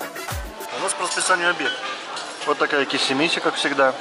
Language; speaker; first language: Russian; native; Russian